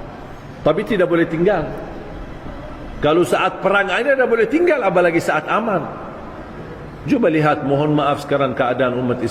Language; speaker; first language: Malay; non-native, fluent; Arabic